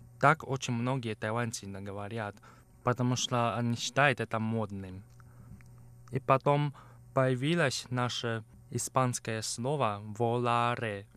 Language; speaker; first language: Russian; non-native, fluent; Chinese